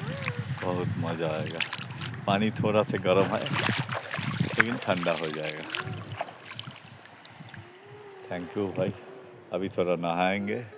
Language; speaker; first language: Hindi; non-native, local second language; Bangla